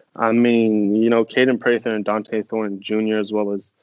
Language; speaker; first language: English; non-native, fluent; French